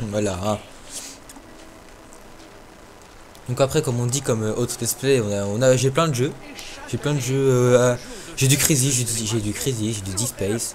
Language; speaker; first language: French; native; French